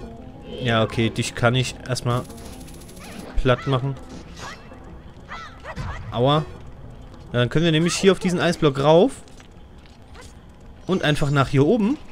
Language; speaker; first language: German; native; German